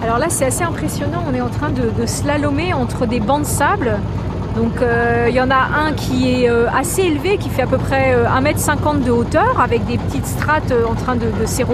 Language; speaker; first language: French; native; French